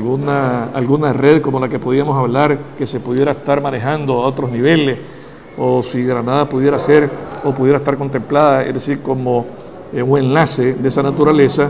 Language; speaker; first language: Spanish; native; Spanish